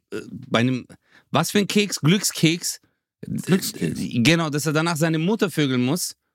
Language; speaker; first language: German; early bilingual, other home language; Turkish